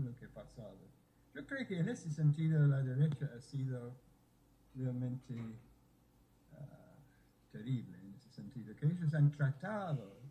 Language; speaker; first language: Spanish; non-native, fluent; English